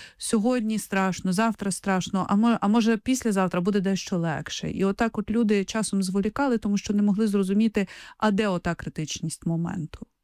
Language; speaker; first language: Ukrainian; native; Ukrainian